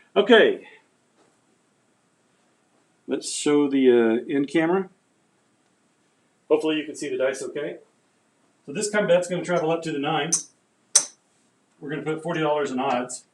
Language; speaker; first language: English; native; English